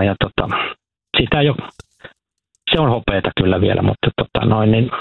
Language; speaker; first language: Finnish; native; Finnish